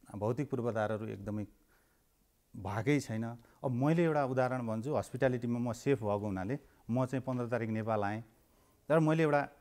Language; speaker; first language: Nepali; native; Nepali